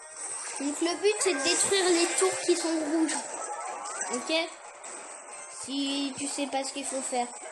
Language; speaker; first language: French; native; French